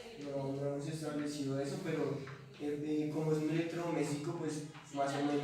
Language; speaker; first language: Spanish; native; Spanish